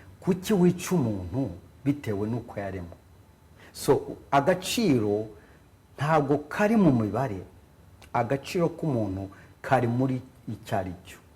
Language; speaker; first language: Kinyarwanda; native; Kinyarwanda